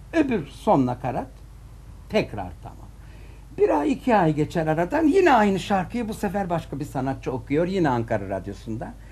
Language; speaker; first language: Turkish; native; Turkish